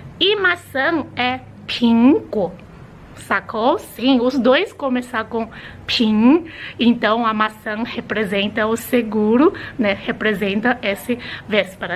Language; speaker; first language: Portuguese; non-native, fluent; Chinese